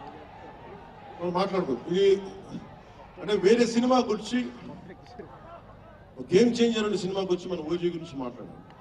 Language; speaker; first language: Telugu; native; Telugu